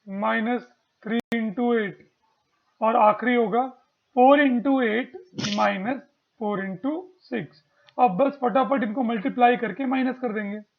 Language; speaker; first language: Hindi; non-native, local second language; Marathi